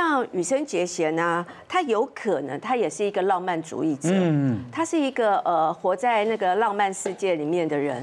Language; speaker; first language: Chinese; native; Chinese